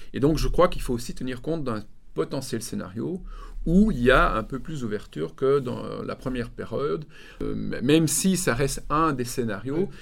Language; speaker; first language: French; native; French